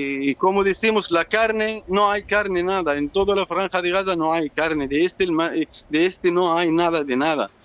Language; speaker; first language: Spanish; non-native, learner; Arabic